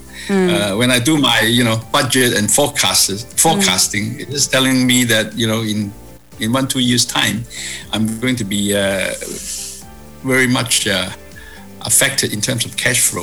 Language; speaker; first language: English; non-native, local second language; Cantonese